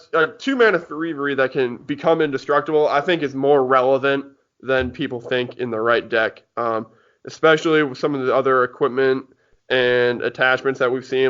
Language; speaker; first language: English; native; English